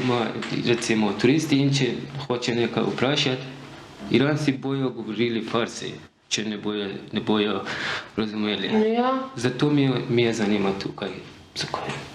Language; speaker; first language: Slovenian; non-native, learner; Persian